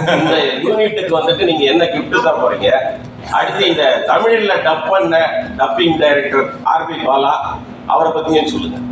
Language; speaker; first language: Tamil; native; Tamil